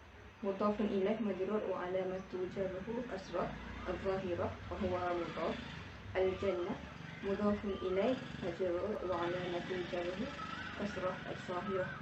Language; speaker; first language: Arabic; non-native, learner; Malay